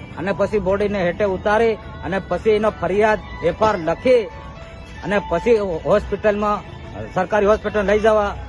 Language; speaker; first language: Gujarati; non-native, local second language; Bhili